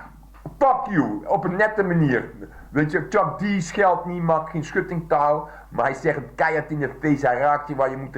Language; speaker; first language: Dutch; native; Dutch